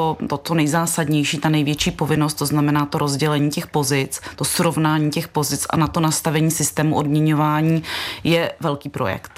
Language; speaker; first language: Czech; native; Czech